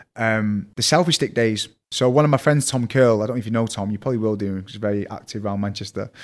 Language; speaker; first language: English; native; English